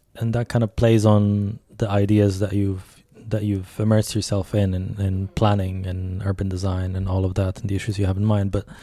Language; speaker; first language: English; early bilingual, other home language; Arabic